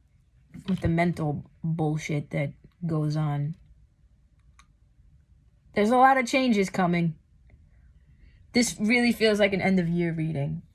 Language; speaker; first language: English; native; English